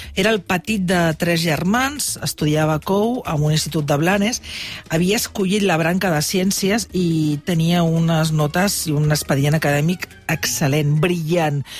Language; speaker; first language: Catalan; native; Catalan